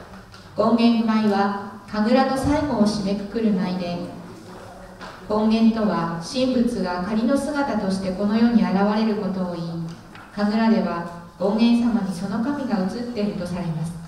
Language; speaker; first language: Japanese; native; Japanese